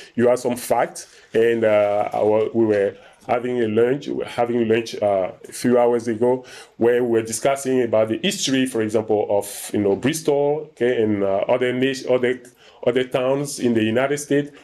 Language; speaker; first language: English; non-native, fluent; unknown